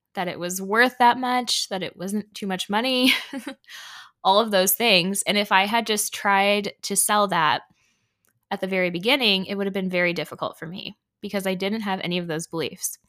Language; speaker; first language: English; native; English